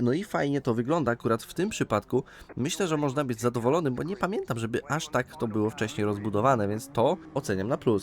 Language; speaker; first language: Polish; native; Polish